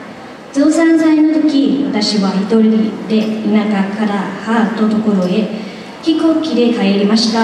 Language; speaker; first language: Japanese; non-native, learner; Thai